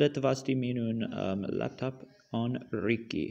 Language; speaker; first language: Finnish; non-native, learner; English